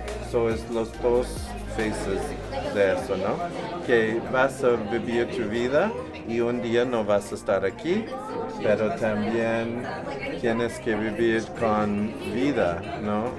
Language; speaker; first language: Spanish; non-native, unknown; English